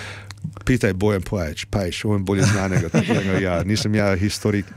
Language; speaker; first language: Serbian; early bilingual, heritage; Croatian